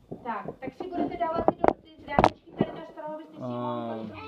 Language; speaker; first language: Czech; native; Czech